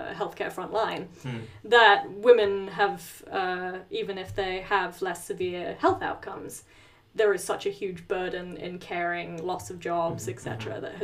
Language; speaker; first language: English; native; English